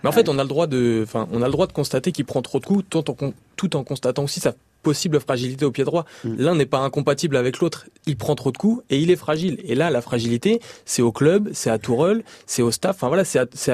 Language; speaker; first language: French; native; French